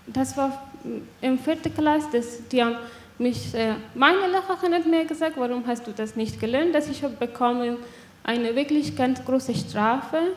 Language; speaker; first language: German; non-native, learner; Persian